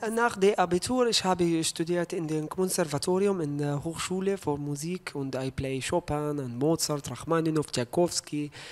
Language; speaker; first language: German; non-native, learner; Arabic